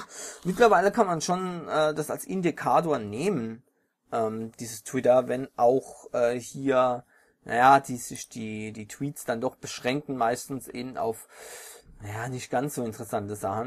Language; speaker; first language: German; native; German